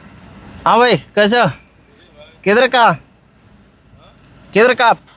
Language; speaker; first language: Hindi; non-native, local second language; Telugu